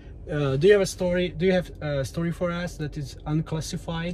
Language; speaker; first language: English; non-native, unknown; Hungarian